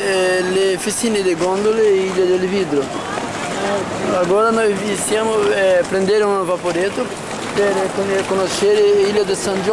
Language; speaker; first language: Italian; non-native, learner; Portuguese